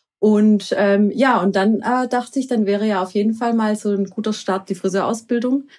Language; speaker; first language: German; early bilingual, other home language; Croatian